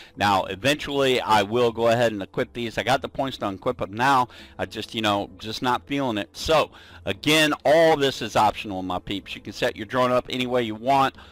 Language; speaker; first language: English; native; English